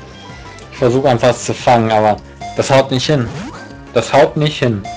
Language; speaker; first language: German; native; German